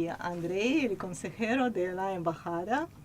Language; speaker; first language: Spanish; non-native, fluent; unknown